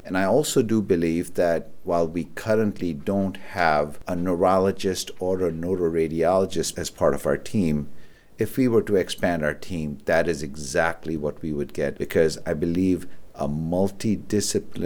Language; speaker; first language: English; non-native, local second language; Urdu